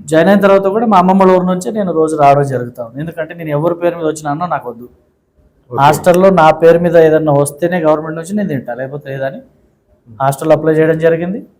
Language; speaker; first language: Telugu; non-native, local second language; Kannada